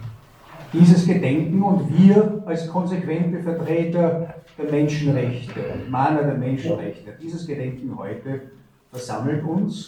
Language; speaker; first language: German; native; German